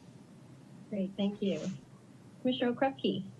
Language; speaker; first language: English; native; English